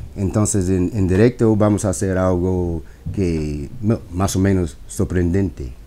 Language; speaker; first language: Spanish; non-native, learner; English